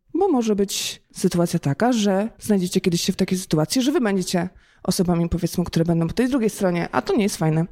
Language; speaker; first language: Polish; native; Polish